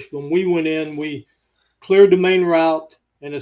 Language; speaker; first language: English; native; English